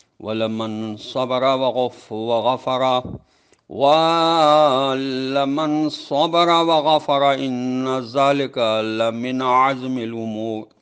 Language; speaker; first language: Arabic; non-native, fluent; Urdu